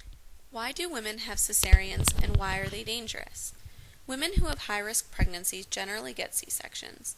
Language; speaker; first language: English; native; English